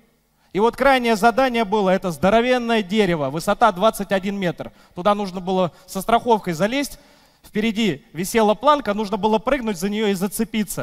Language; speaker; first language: Russian; native; Russian